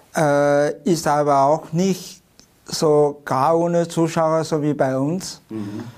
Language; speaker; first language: German; non-native, fluent; Chinese